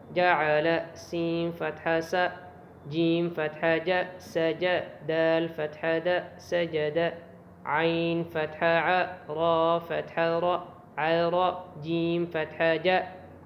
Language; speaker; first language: Arabic; non-native, local second language; Somali